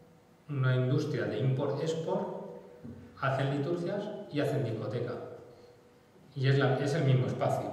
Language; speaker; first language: Spanish; native; Spanish